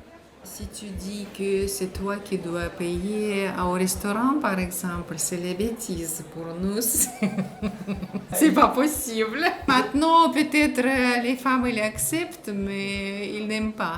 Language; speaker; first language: French; non-native, learner; Russian